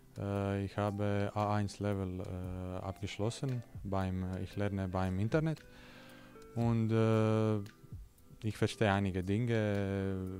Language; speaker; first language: German; non-native, learner; Croatian